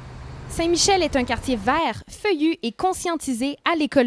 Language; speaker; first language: French; native; French